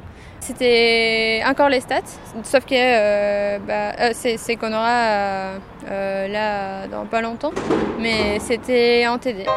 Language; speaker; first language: French; non-native, fluent; Spanish